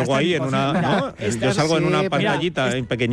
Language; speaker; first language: Spanish; native; Spanish